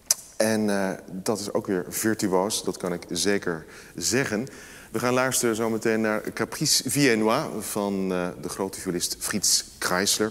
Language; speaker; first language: Dutch; native; Dutch